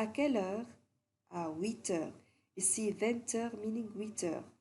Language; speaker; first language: French; non-native, fluent; Arabic